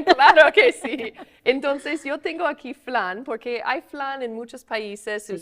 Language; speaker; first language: Spanish; non-native, fluent; English